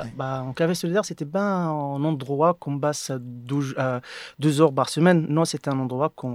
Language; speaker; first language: French; non-native, learner; Arabic